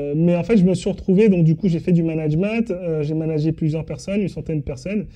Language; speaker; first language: French; early bilingual, other home language; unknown